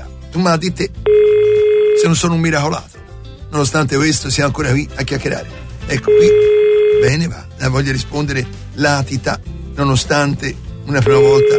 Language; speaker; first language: Italian; native; Italian